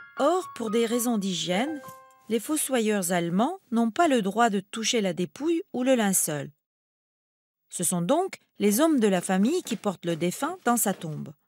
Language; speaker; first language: French; non-native, fluent; Turkish